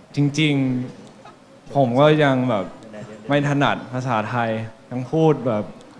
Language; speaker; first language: Thai; early bilingual, heritage; Thai